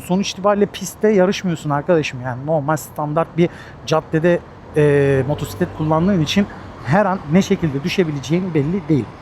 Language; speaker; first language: Turkish; native; Turkish